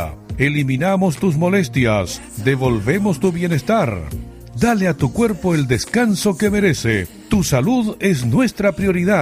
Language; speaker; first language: Spanish; native; Spanish